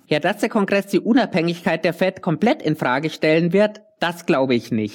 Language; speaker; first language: German; native; German